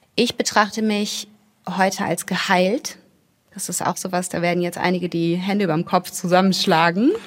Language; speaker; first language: German; native; German